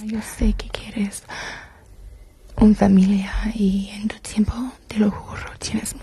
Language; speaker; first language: Spanish; non-native, learner; English